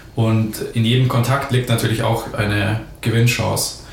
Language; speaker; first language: German; native; German